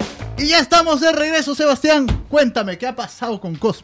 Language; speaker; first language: Spanish; native; Spanish